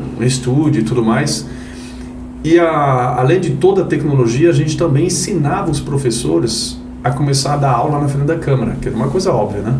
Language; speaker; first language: Portuguese; non-native, fluent; French